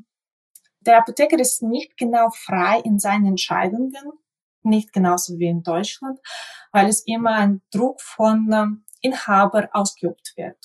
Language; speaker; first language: German; non-native, local second language; Ukrainian